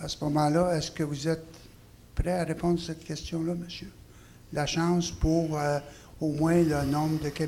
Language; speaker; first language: French; native; French